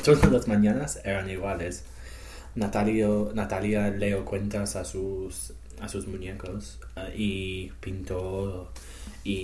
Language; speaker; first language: Spanish; non-native, learner; English